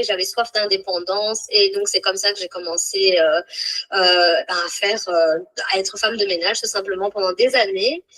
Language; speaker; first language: French; native; French